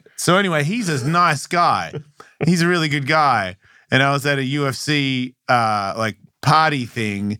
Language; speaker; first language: English; native; English